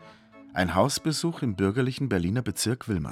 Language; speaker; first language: German; native; German